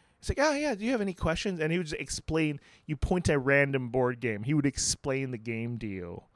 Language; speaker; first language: English; non-native, local second language; Filipino